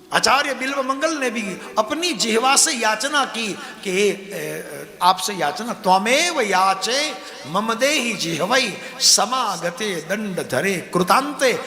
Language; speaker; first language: Hindi; non-native, local second language; Gujarati